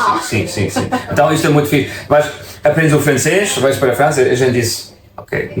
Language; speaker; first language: Portuguese; non-native, fluent; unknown